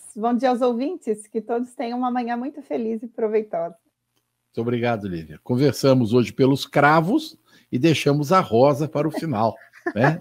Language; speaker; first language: Portuguese; native; Portuguese